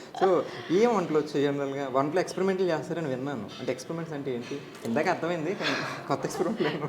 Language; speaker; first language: Telugu; native; Telugu